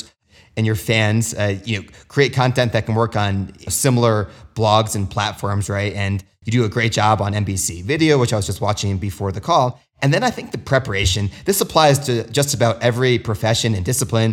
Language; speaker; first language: English; native; English